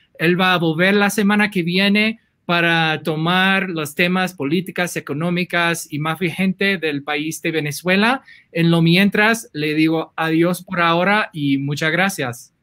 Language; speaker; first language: Spanish; non-native, fluent; English